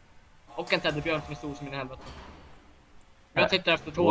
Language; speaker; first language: Swedish; native; Swedish